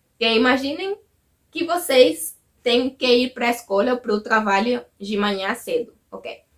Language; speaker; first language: Portuguese; non-native, fluent; Spanish